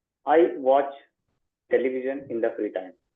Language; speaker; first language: English; non-native, local second language; Hindi